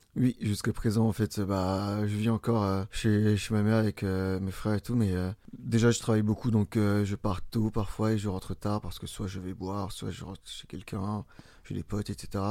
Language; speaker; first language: French; early bilingual, other home language; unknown